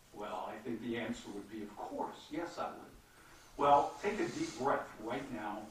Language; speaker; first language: English; native; English